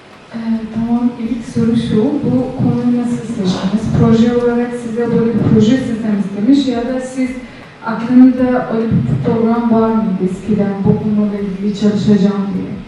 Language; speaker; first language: Turkish; non-native, fluent; Persian